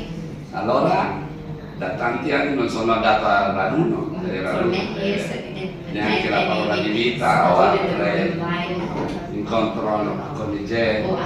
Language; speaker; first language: Italian; non-native, learner; Indonesian